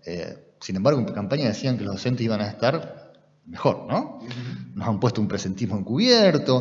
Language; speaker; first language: Spanish; native; Spanish